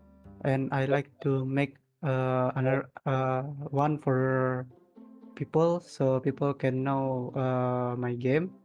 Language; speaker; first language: English; non-native, learner; Indonesian